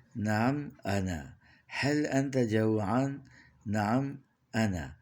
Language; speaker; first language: Arabic; non-native, fluent; Urdu